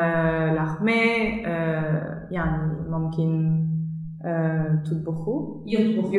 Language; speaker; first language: Arabic; non-native, learner; German